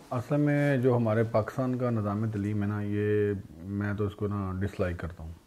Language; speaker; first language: Urdu; native; Urdu